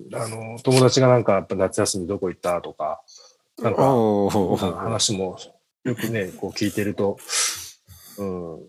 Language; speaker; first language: Japanese; native; Japanese